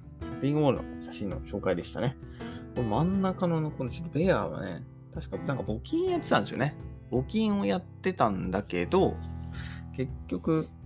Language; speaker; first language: Japanese; native; Japanese